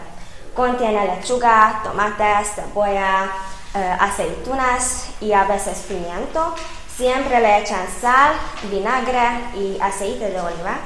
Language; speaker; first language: Spanish; non-native, fluent; Hungarian